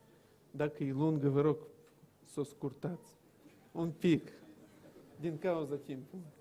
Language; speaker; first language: Romanian; non-native, local second language; Russian